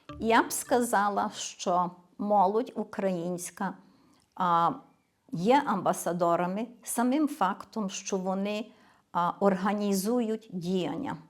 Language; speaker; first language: Ukrainian; early bilingual, heritage; Ukrainian